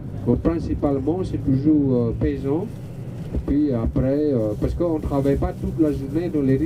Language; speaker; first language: French; non-native, learner; Balinese